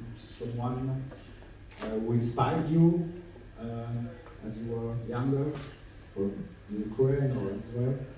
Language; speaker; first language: English; non-native, fluent; French